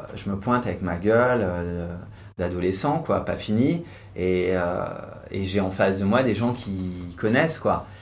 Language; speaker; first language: French; native; French